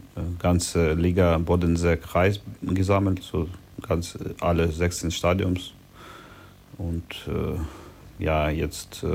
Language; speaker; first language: German; non-native, learner; Ukrainian